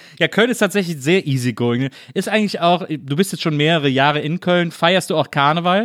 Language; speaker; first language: German; native; German